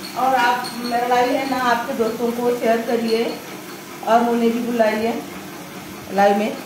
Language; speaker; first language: Hindi; non-native, local second language; Marathi